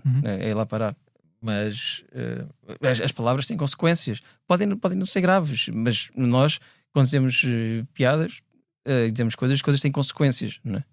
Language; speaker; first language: Portuguese; native; Portuguese